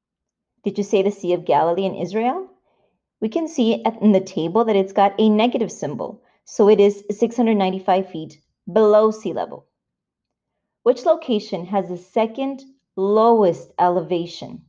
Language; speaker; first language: English; native; English